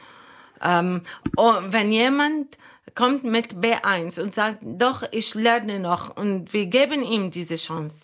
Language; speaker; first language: German; non-native, learner; Arabic